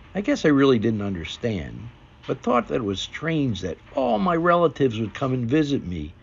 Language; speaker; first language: English; native; English